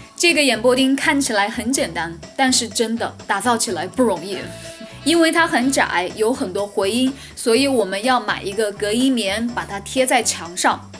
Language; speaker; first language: Chinese; native; Chinese